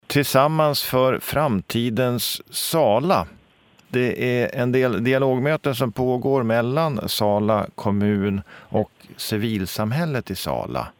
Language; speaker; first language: Swedish; native; Swedish